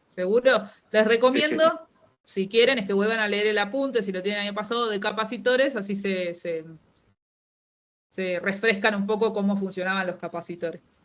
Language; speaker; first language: Spanish; native; Spanish